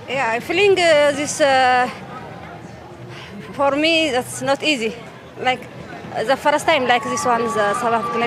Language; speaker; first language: English; non-native, learner; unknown